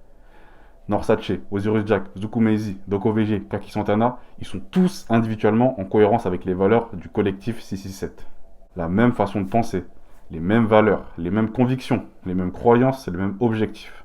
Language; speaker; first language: French; native; French